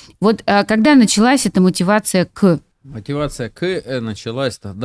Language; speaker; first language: Russian; native; Russian